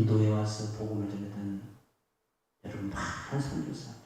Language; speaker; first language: Korean; native; Korean